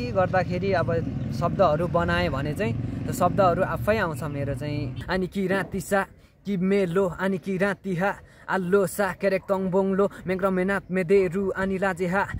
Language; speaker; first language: Nepali; non-native, local second language; Limbu